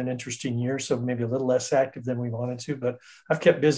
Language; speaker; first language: English; native; English